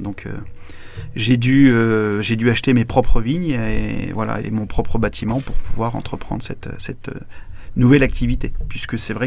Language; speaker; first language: French; native; French